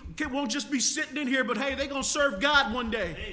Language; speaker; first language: English; native; English